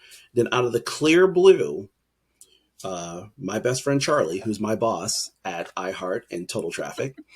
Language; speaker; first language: English; native; English